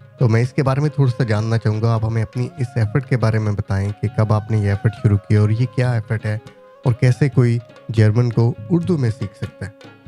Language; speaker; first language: Urdu; native; Urdu